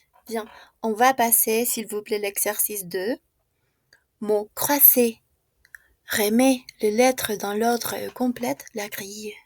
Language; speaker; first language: French; non-native, fluent; Spanish